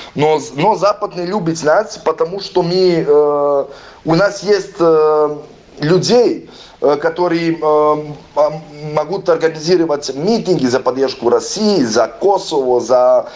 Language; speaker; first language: Russian; non-native, learner; Serbian